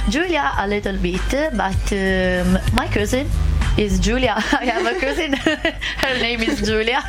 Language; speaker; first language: English; non-native, learner; Italian